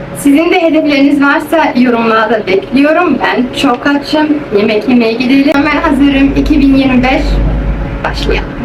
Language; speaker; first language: Turkish; early bilingual, heritage; Turkish